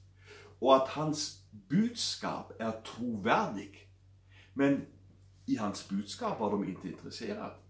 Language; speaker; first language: Swedish; non-native, fluent; German